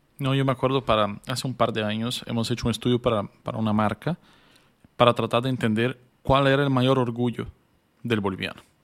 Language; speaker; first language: Spanish; native; Spanish